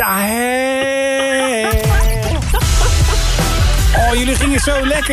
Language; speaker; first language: Dutch; native; Dutch